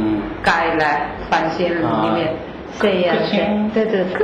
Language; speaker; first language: Chinese; non-native, learner; Spanish